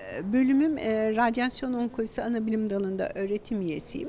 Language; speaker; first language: Turkish; native; Turkish